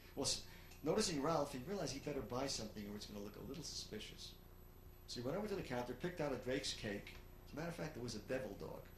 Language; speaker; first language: English; native; English